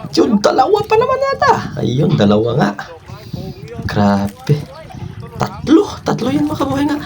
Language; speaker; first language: Filipino; non-native, local second language; Cebuano